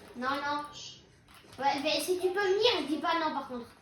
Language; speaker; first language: French; native; French